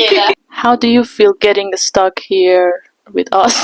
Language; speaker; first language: English; non-native, fluent; Persian